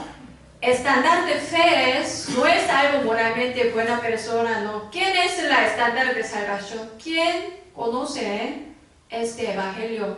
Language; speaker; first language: Spanish; non-native, learner; Korean